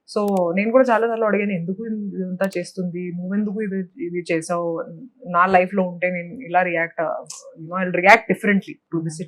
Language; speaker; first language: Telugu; non-native, fluent; Hindi